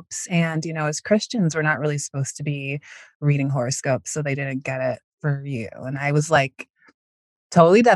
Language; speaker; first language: English; native; English